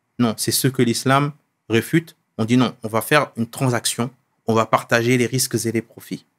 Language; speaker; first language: French; non-native, local second language; Wolof